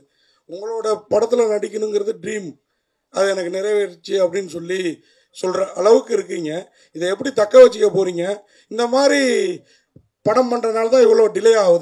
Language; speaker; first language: Tamil; native; Tamil